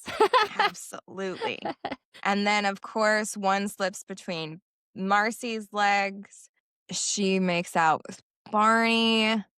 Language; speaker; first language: English; native; English